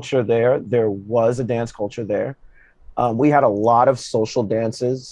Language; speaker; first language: English; native; English